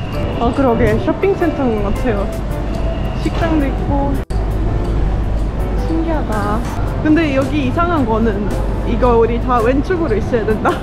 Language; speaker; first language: Korean; non-native, fluent; Estonian